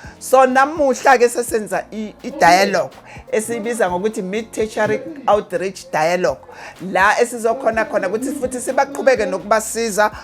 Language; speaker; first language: Zulu; native; Zulu